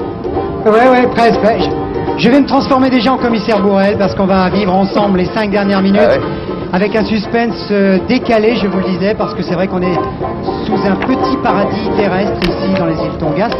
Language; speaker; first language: French; native; French